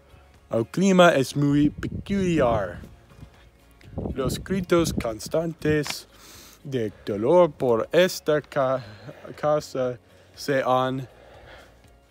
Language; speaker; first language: Spanish; non-native, learner; English